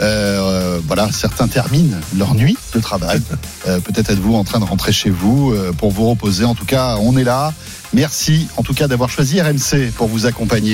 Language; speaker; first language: French; native; French